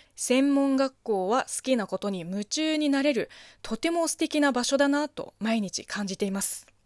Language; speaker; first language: Japanese; non-native, fluent; Chinese